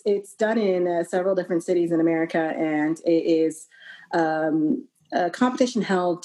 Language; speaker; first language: English; early bilingual, other home language; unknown